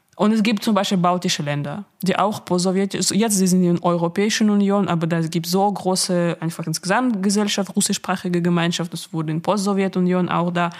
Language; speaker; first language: German; non-native, fluent; Russian